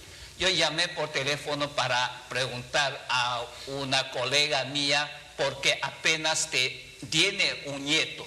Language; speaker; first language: Spanish; non-native, fluent; Chinese